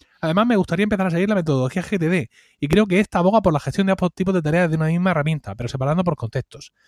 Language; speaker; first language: Spanish; native; Spanish